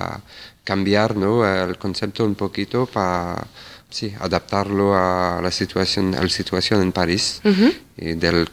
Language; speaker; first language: Spanish; non-native, fluent; French